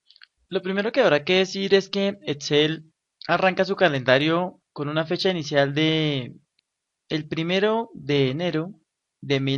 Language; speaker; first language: Spanish; native; Spanish